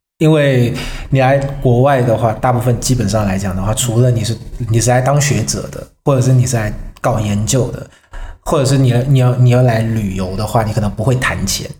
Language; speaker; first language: Chinese; non-native, fluent; Vietnamese